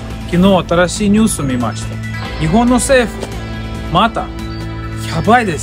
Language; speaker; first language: Japanese; non-native, learner; Russian